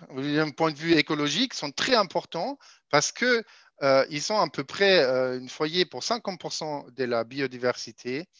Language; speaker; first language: French; non-native, fluent; German